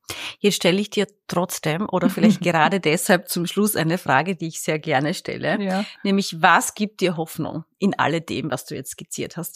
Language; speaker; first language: German; native; German